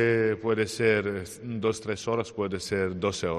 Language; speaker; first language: Spanish; non-native, learner; Ukrainian